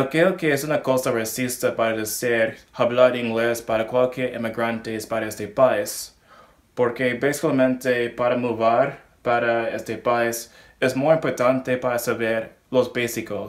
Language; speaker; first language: Spanish; non-native, learner; English